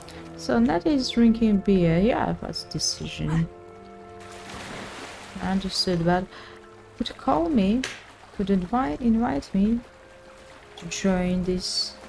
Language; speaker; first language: English; non-native, learner; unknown